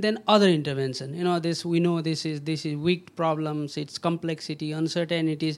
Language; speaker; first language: English; non-native, local second language; Nepali